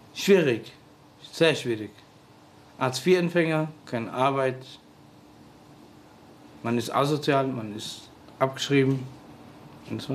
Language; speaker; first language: German; early bilingual, other home language; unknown